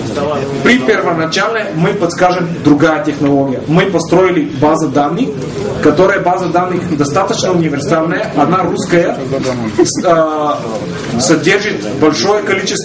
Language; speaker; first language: Russian; non-native, fluent; Bulgarian